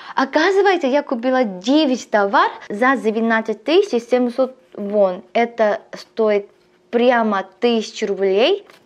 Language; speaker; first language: Russian; non-native, learner; Korean